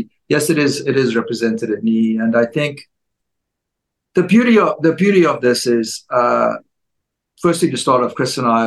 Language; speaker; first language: English; native; English